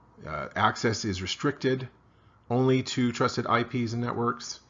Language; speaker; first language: English; native; English